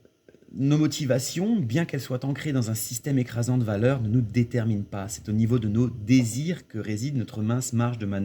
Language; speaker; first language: French; native; French